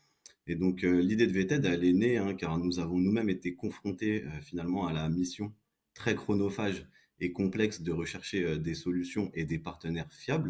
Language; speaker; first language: French; native; French